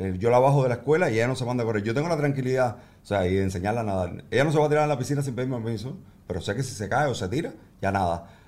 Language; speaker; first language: Spanish; native; Spanish